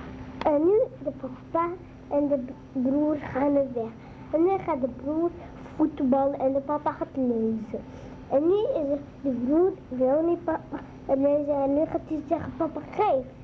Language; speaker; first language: Dutch; early bilingual, other home language; Arabic